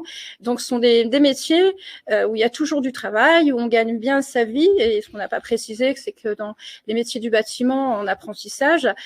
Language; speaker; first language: French; native; French